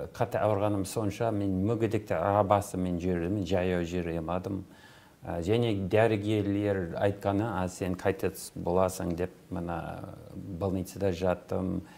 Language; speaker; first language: Kazakh; non-native, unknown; English